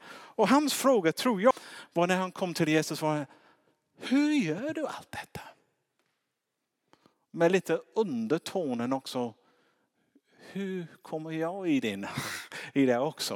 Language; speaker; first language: Swedish; non-native, fluent; English